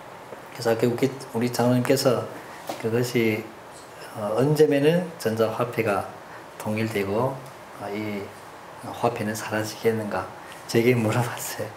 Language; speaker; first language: Korean; early bilingual, heritage; Korean